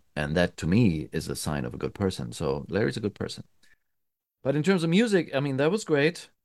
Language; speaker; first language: English; non-native, fluent; German